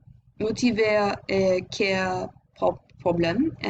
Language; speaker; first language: French; non-native, learner; English